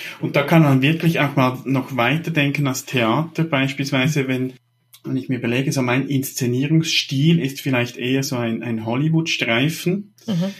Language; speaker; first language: German; native; German